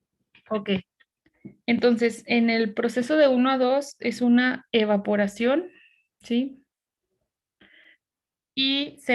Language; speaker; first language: Spanish; native; Spanish